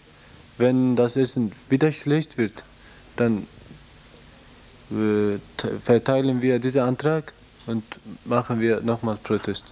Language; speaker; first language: German; non-native, learner; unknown